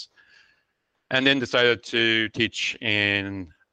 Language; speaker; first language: English; native; English